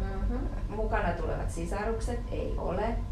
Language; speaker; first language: Finnish; native; Finnish